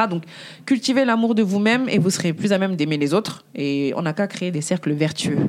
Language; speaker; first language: French; early bilingual, other home language; Bambara